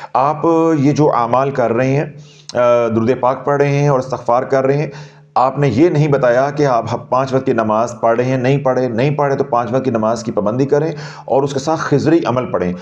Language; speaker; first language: Urdu; non-native, local second language; Punjabi